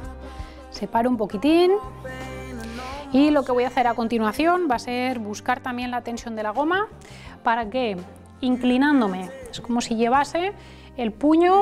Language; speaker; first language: Spanish; native; Spanish